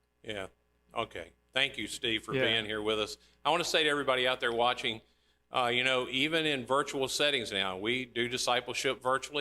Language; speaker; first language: English; native; English